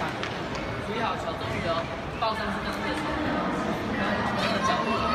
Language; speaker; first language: Chinese; native; Chinese